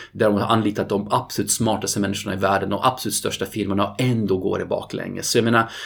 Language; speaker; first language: Swedish; non-native, fluent; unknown